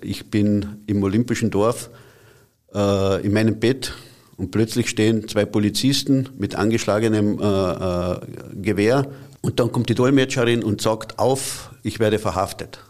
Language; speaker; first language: German; native; German